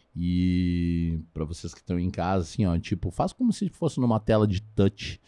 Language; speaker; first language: Portuguese; native; Portuguese